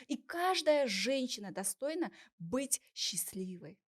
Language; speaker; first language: Russian; non-native, local second language; Kazakh